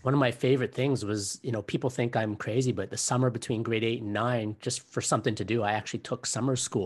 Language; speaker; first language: English; native; English